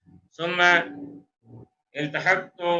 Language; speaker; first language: Arabic; non-native, fluent; Urdu